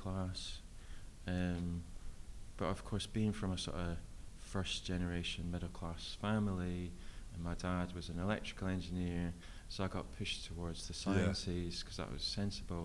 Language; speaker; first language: English; native; English